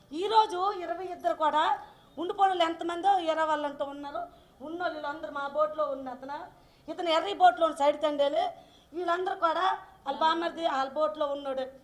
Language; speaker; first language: Telugu; native; Telugu